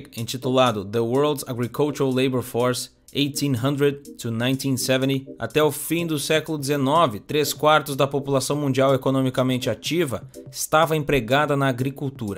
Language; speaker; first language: Portuguese; native; Portuguese